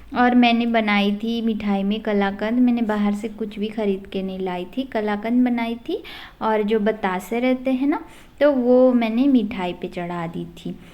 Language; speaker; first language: Hindi; non-native, local second language; Odia